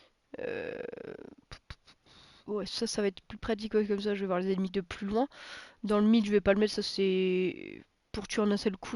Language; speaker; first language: French; native; French